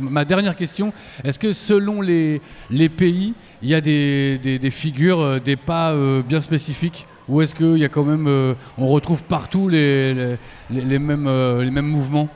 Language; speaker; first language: French; native; French